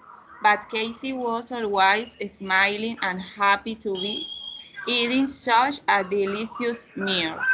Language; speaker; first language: English; non-native, learner; Spanish